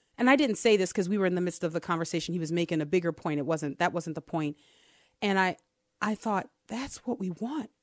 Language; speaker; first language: English; native; English